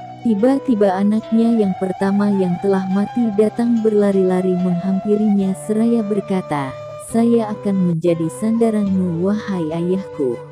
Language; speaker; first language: Indonesian; native; Indonesian